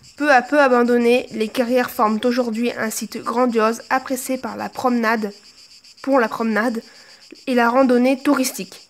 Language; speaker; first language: French; native; French